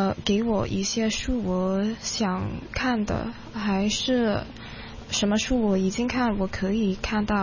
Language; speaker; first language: Chinese; non-native, local second language; Cantonese